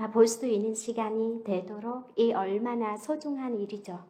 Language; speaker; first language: Korean; non-native, fluent; Vietnamese